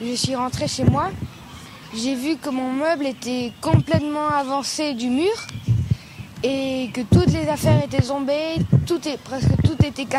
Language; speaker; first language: French; non-native, fluent; Spanish